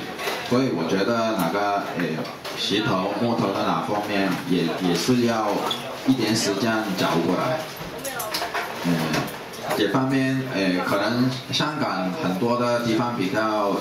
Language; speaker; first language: Chinese; non-native, local second language; Cantonese